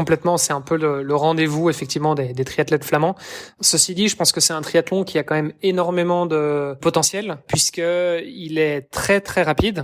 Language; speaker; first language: French; native; French